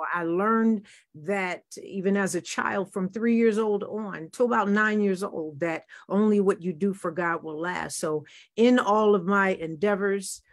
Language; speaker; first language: English; native; English